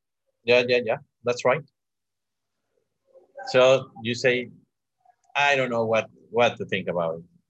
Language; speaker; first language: English; non-native, learner; Spanish